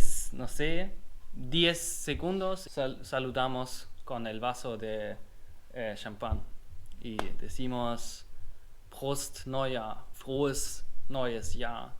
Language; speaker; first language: Spanish; non-native, learner; German